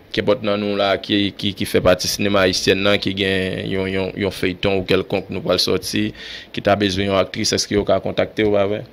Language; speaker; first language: Haitian Creole; native; Haitian Creole